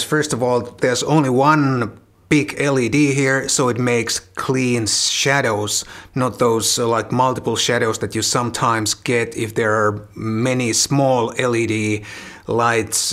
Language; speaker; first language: English; non-native, fluent; Finnish